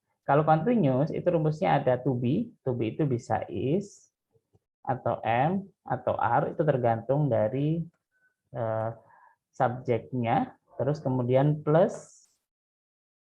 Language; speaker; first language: Indonesian; native; Indonesian